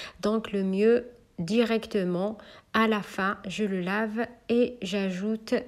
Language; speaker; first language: French; non-native, local second language; Arabic